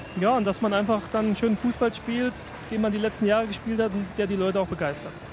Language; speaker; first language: German; native; German